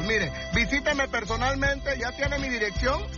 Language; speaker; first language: Spanish; native; Spanish